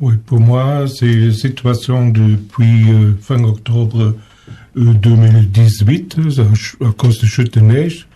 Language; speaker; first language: French; non-native, learner; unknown